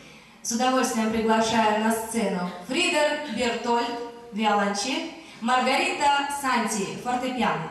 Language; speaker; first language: Russian; native; Russian